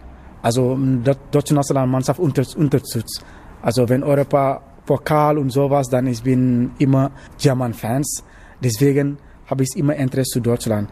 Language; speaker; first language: German; non-native, learner; Wolof